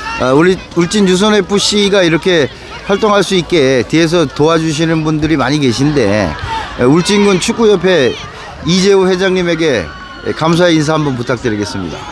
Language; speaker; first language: Korean; native; Korean